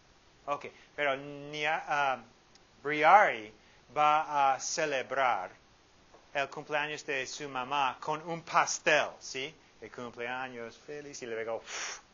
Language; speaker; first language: Spanish; non-native, fluent; English